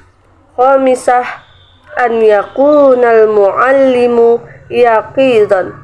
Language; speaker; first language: Arabic; non-native, learner; Indonesian